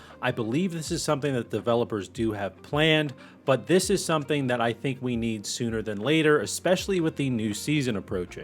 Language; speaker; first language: English; native; English